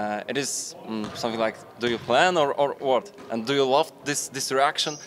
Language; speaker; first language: English; non-native, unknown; Polish